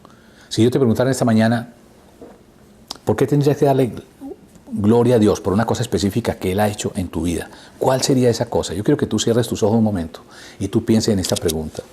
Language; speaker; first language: Spanish; native; Spanish